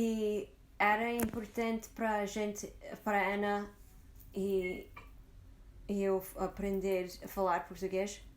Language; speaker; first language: Portuguese; early bilingual, heritage; Portuguese